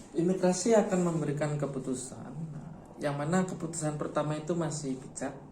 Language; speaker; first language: Indonesian; native; Indonesian